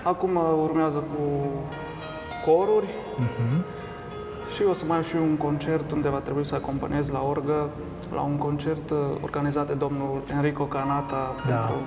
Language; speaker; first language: Romanian; non-native, local second language; Croatian